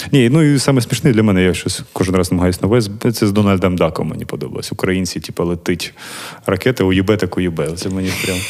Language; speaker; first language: Ukrainian; native; Ukrainian